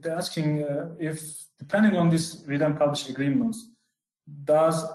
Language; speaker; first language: English; non-native, fluent; Turkish